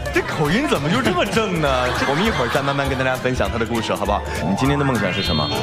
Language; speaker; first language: Chinese; non-native, local second language; Uyghur